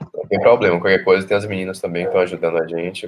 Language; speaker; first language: Portuguese; native; Portuguese